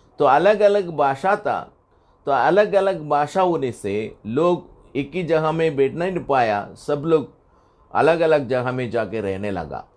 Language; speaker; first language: Hindi; non-native, local second language; Tamil